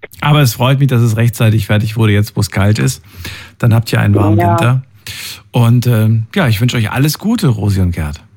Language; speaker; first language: German; native; German